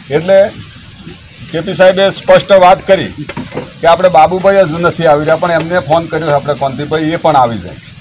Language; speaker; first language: Gujarati; native; Gujarati